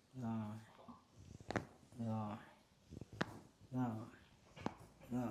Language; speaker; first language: Vietnamese; native; Vietnamese